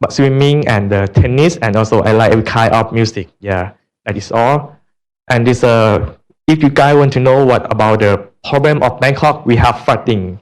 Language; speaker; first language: English; non-native, learner; Thai